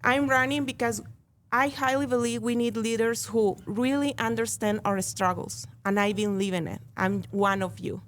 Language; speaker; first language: English; non-native, learner; Spanish